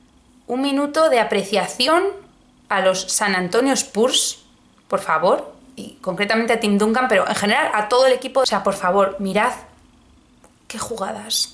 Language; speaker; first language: Spanish; native; Spanish